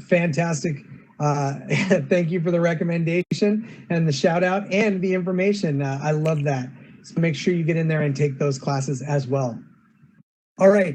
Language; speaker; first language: English; native; English